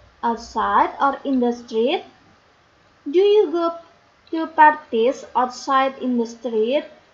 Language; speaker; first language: English; non-native, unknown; Indonesian